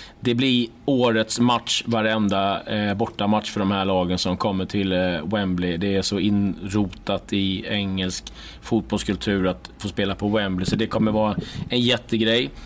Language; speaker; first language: Swedish; native; Swedish